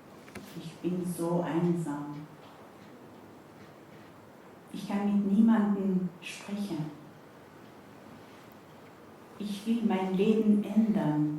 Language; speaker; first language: German; non-native, fluent; Persian